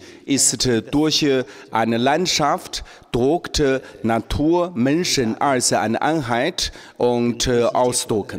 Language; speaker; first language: German; non-native, learner; Chinese